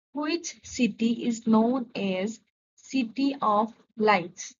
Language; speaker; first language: English; non-native, local second language; Assamese